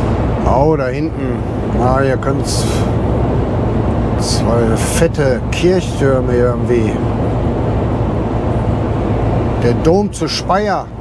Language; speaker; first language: German; native; German